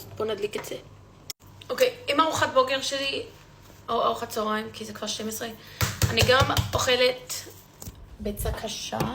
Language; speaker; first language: Hebrew; early bilingual, other home language; English